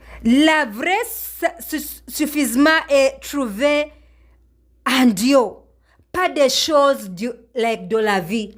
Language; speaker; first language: French; non-native, learner; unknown